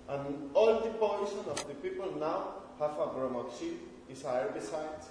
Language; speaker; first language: English; non-native, learner; Spanish